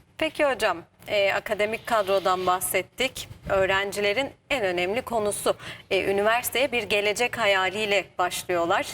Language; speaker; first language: Turkish; native; Turkish